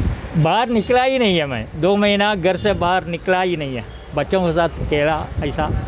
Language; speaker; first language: Hindi; non-native, local second language; Malayalam